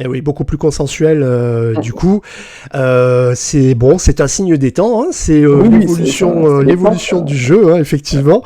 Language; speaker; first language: French; native; French